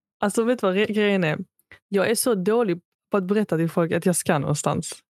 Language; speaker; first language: Swedish; early bilingual, other home language; Arabic